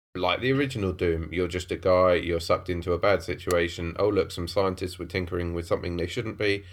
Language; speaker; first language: English; native; English